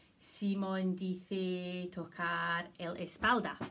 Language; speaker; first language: Spanish; non-native, learner; English